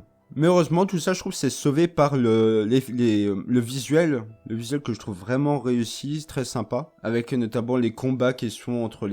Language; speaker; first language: French; native; French